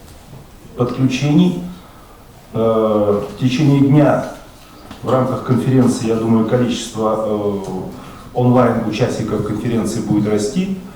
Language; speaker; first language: Russian; native; Russian